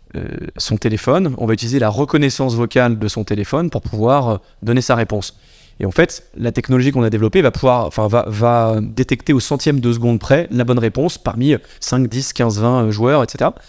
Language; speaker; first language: French; native; French